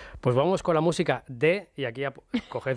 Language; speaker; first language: Spanish; native; Spanish